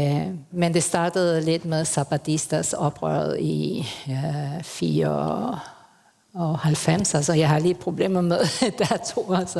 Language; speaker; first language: Danish; non-native, fluent; Spanish